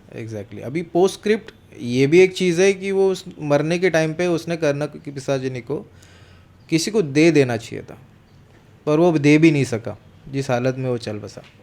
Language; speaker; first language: Hindi; non-native, local second language; Marathi